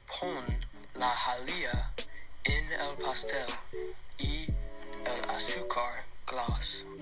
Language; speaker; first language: Spanish; non-native, learner; English